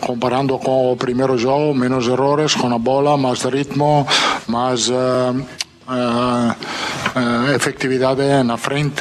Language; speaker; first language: Portuguese; non-native, fluent; Italian